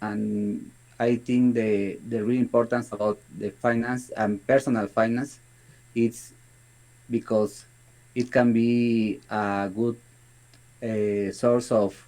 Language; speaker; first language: English; non-native, learner; Spanish